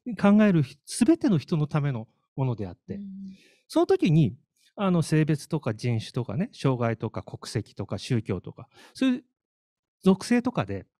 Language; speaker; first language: Japanese; native; Japanese